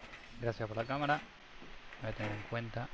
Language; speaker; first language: Spanish; native; Spanish